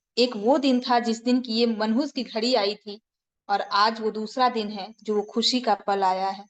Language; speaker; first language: Hindi; native; Hindi